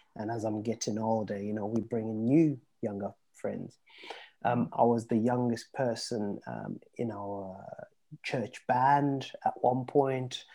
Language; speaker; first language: English; early bilingual, other home language; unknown